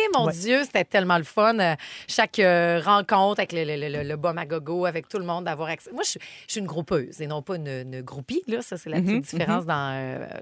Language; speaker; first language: French; native; French